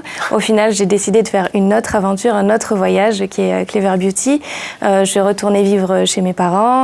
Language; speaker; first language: French; native; French